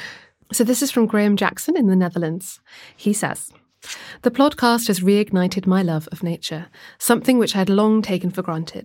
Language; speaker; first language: English; native; English